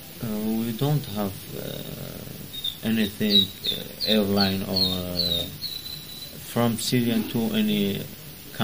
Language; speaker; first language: English; non-native, learner; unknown